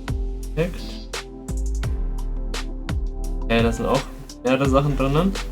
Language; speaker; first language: German; native; German